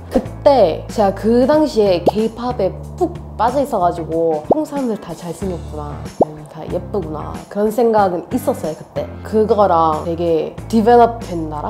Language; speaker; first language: Korean; non-native, fluent; Hindi